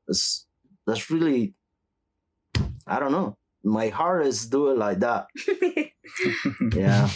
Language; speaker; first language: English; non-native, learner; Spanish